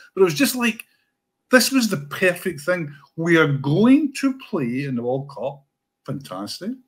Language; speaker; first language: English; native; English